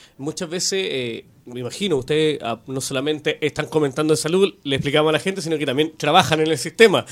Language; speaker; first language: Spanish; native; Spanish